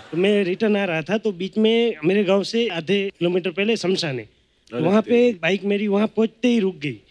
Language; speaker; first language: Hindi; non-native, local second language; Gujarati